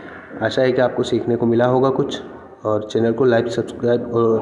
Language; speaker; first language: Hindi; native; Hindi